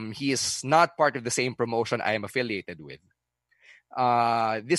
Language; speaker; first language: English; non-native, local second language; Filipino